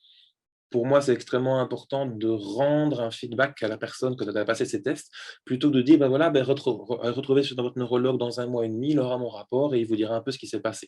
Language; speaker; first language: French; native; French